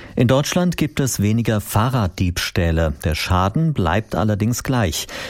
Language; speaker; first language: German; native; German